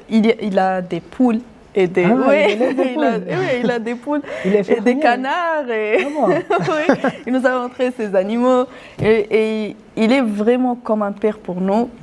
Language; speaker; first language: French; non-native, local second language; Arabic